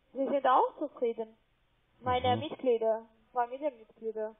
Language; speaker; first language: German; non-native, learner; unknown